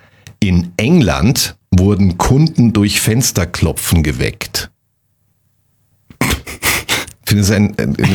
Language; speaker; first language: German; native; German